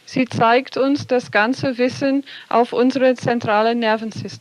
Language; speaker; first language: German; non-native, fluent; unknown